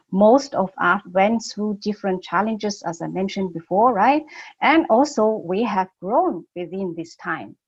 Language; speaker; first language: English; non-native, fluent; Chinese